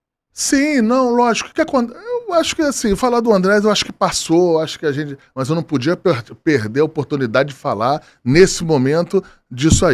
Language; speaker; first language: Portuguese; native; Portuguese